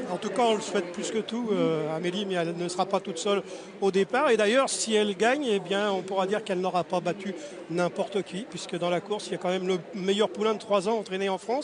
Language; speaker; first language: French; native; French